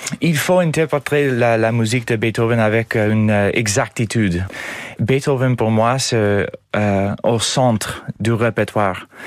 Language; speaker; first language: French; non-native, learner; English